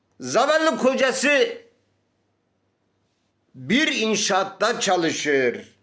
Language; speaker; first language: Turkish; native; Turkish